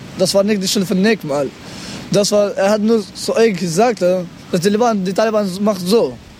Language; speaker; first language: German; non-native, learner; Pashto